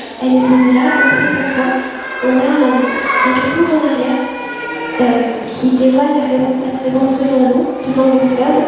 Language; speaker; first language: French; early bilingual, other home language; Vietnamese